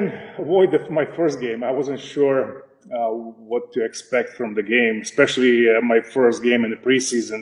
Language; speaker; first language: English; non-native, fluent; Slovak